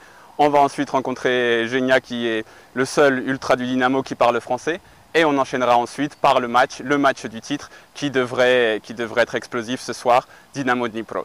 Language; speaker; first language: French; native; French